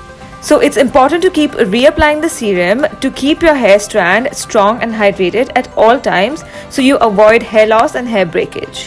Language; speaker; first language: English; non-native, local second language; Hindi